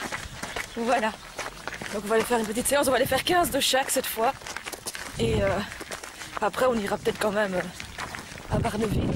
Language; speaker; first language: French; native; French